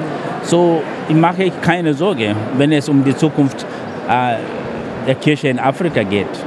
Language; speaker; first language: German; non-native, fluent; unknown